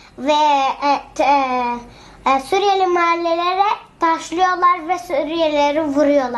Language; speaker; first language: Turkish; non-native, fluent; Arabic